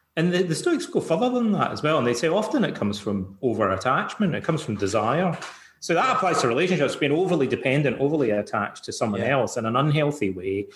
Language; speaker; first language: English; native; English